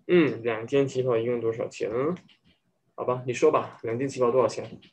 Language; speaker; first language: Chinese; non-native, learner; English